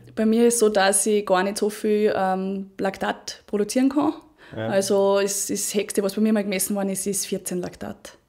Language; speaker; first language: German; native; German